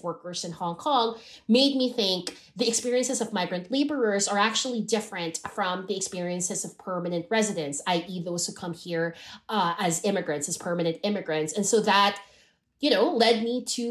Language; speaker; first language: English; non-native, local second language; Filipino